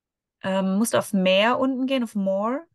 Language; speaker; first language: German; native; German